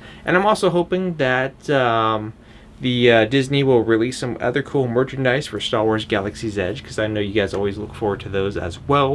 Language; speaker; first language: English; native; English